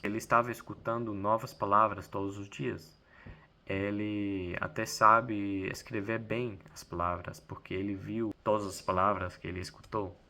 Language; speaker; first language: Portuguese; non-native, fluent; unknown